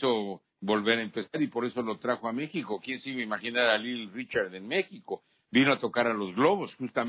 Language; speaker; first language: Spanish; native; Spanish